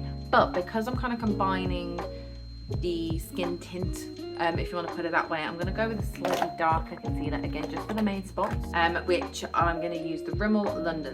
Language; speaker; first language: English; native; English